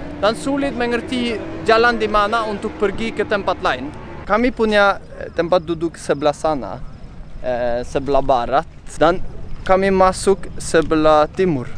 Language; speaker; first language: Indonesian; non-native, fluent; Norwegian